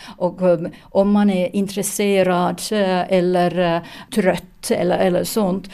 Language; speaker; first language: Swedish; non-native, learner; Finnish